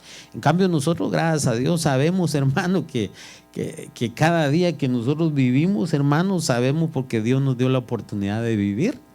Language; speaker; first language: Spanish; native; Spanish